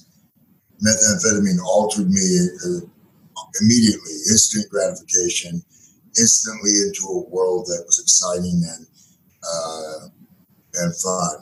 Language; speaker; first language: English; native; English